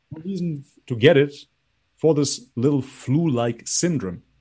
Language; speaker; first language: English; non-native, fluent; Macedonian